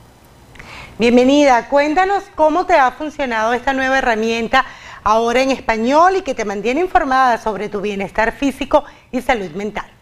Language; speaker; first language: Spanish; native; Spanish